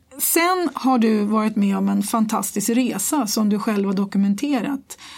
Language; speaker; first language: Swedish; native; Swedish